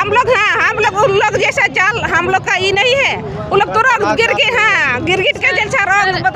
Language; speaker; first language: Hindi; non-native, local second language; Santali